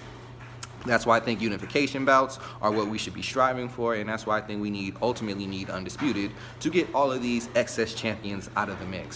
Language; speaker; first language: English; native; English